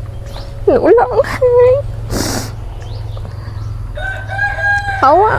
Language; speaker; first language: Thai; non-native, learner; Vietnamese